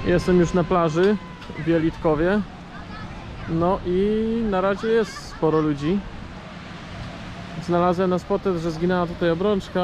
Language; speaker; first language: Polish; native; Polish